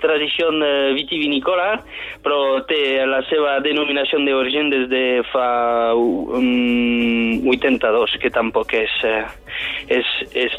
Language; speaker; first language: Catalan; non-native, fluent; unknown